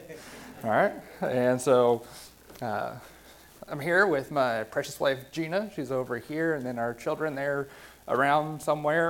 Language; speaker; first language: English; native; English